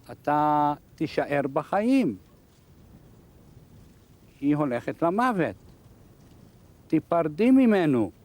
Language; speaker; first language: Hebrew; non-native, fluent; Hungarian